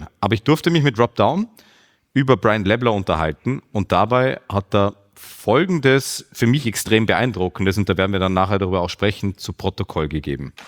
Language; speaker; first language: German; native; German